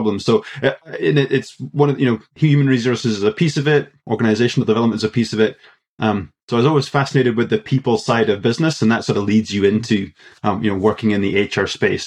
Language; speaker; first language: English; native; English